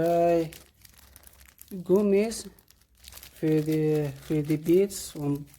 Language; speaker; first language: German; non-native, learner; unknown